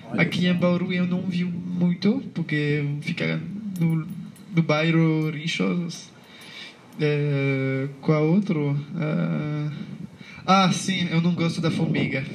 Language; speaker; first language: Portuguese; non-native, learner; French